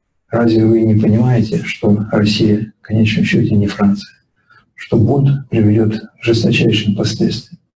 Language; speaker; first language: Russian; native; Russian